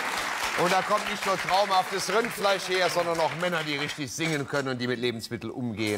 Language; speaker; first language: German; native; German